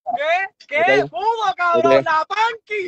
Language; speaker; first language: Spanish; native; Spanish